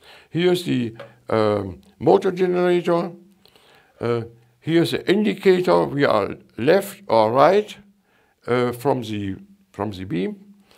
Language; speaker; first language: English; non-native, learner; German